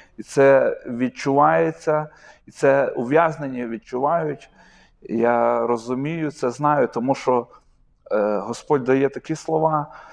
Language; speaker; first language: Ukrainian; native; Ukrainian